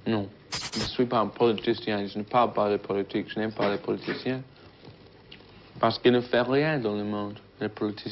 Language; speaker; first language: French; non-native, learner; English